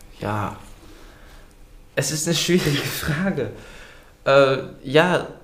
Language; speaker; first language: German; early bilingual, other home language; Dutch